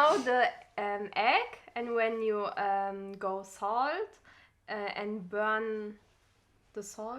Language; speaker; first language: English; non-native, learner; German